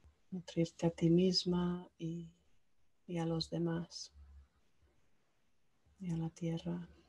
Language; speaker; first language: Spanish; non-native, local second language; English